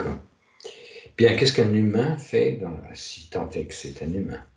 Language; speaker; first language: French; native; French